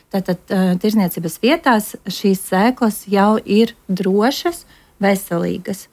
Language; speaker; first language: Latvian; non-native, local second language; Russian